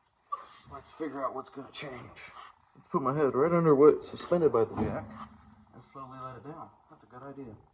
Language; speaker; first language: English; native; English